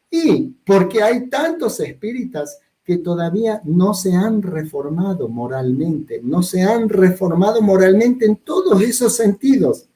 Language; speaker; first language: Spanish; native; Spanish